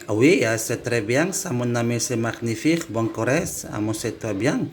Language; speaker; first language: French; non-native, learner; Indonesian